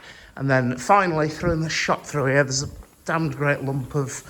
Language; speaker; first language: English; native; English